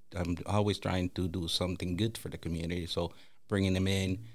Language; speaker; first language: English; non-native, fluent; Spanish